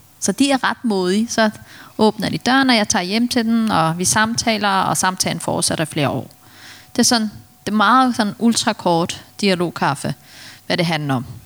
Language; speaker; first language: Danish; early bilingual, other home language; Turkish